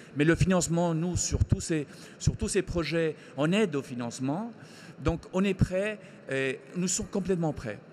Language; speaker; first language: French; non-native, fluent; Spanish